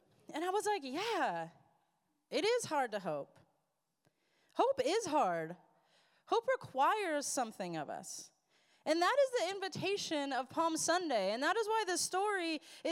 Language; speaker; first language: English; native; English